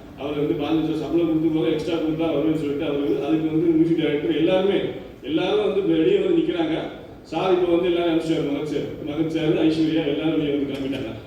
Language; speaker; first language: Tamil; native; Tamil